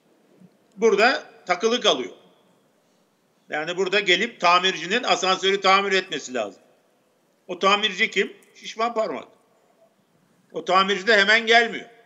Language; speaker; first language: Turkish; native; Turkish